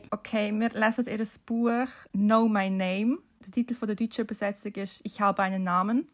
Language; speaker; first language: German; native; German